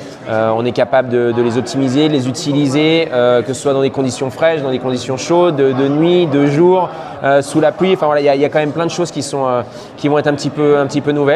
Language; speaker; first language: French; native; French